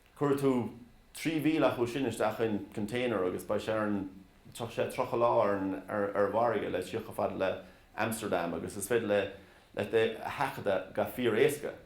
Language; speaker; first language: Irish; native; Irish